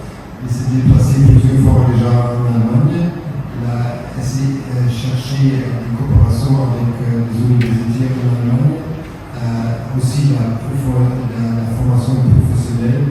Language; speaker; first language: French; non-native, fluent; German